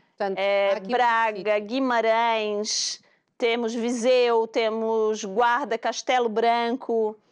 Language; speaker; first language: Portuguese; native; Portuguese